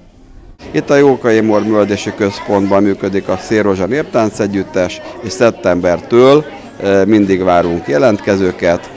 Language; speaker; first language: Hungarian; native; Hungarian